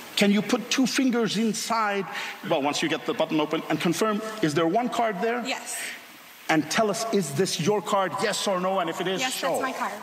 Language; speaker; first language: English; non-native, fluent; Finnish